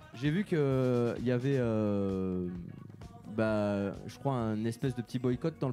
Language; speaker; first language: French; native; French